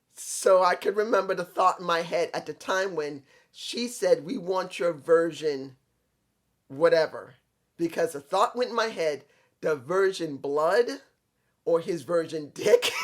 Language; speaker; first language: English; native; English